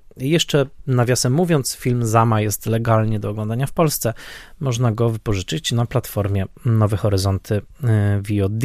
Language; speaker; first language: Polish; native; Polish